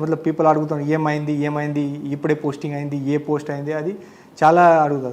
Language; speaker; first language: Telugu; non-native, learner; Marathi